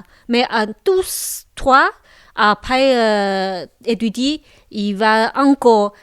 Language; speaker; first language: French; non-native, local second language; Chinese